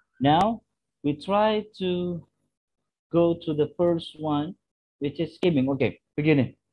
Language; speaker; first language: English; non-native, fluent; Indonesian